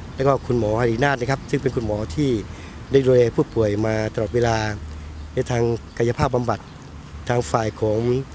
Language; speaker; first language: Thai; native; Thai